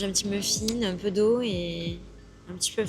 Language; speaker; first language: French; native; French